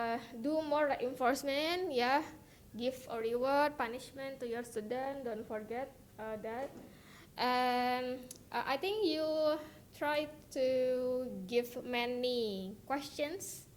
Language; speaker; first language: English; non-native, local second language; Indonesian